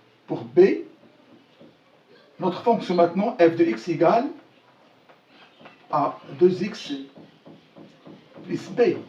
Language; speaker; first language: French; non-native, local second language; Arabic